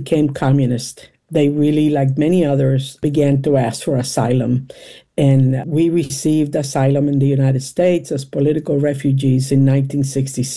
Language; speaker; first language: English; non-native, local second language; Spanish